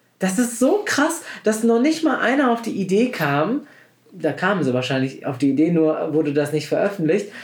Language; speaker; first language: German; early bilingual, other home language; Turkish